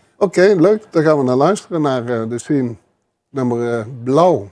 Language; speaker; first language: Dutch; native; Dutch